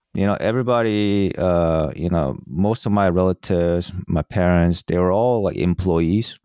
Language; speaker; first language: English; early bilingual, other home language; Korean